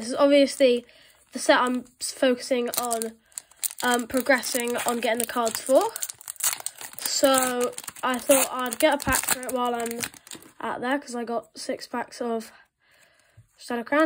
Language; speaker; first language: English; native; English